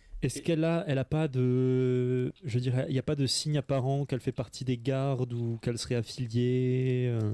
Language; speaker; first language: French; native; French